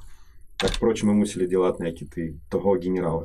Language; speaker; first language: Czech; non-native, fluent; Russian